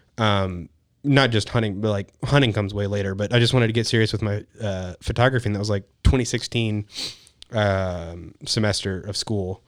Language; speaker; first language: English; native; English